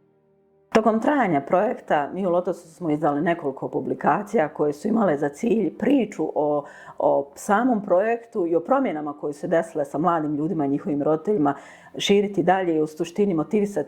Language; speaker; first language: Bosnian; native; Bosnian